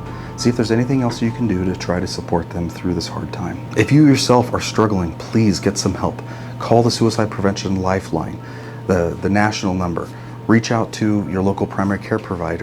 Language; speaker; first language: English; native; English